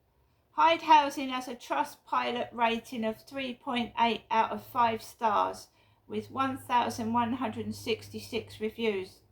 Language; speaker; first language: English; native; English